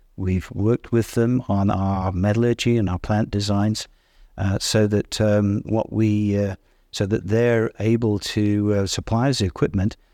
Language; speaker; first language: English; native; English